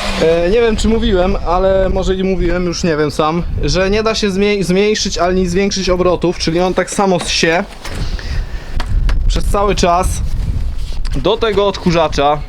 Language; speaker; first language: Polish; native; Polish